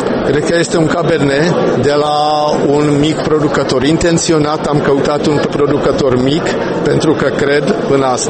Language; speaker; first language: Romanian; non-native, fluent; Czech